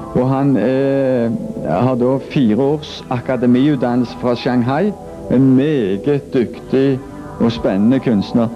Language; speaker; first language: Norwegian; native; Norwegian